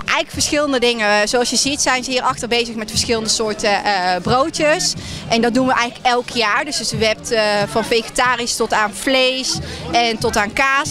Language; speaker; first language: Dutch; native; Dutch